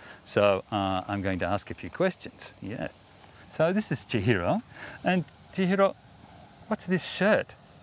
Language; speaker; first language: English; native; English